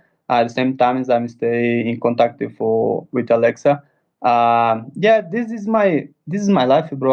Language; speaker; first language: English; non-native, learner; Portuguese